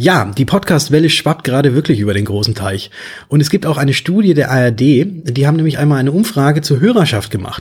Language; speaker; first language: German; native; German